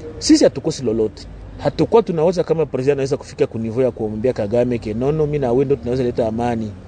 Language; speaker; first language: Swahili; native; Swahili